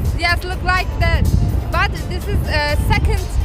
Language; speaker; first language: English; non-native, learner; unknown